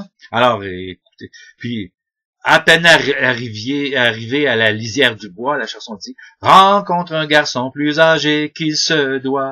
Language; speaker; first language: French; native; French